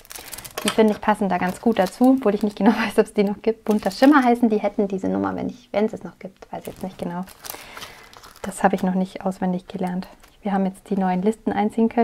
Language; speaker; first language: German; native; German